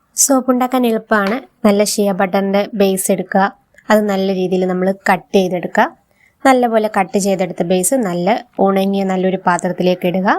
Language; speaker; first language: Malayalam; native; Malayalam